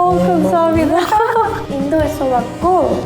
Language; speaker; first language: Korean; non-native, fluent; Hindi